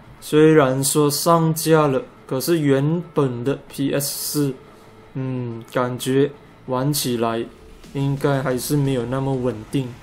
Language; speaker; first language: Chinese; native; Chinese